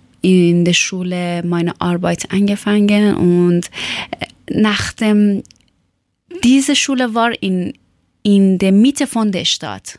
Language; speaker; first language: German; non-native, learner; Persian